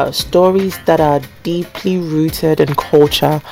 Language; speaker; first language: English; non-native, local second language; Akan